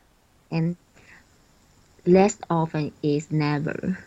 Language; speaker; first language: English; non-native, learner; Chinese